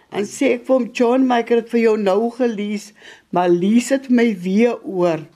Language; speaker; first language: Afrikaans; native; Afrikaans